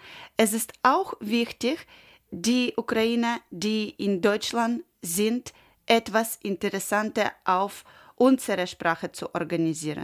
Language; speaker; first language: German; non-native, learner; Ukrainian